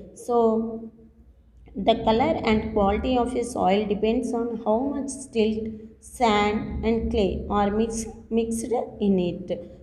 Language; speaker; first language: English; non-native, local second language; Telugu